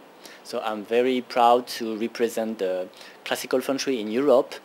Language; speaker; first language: English; non-native, fluent; French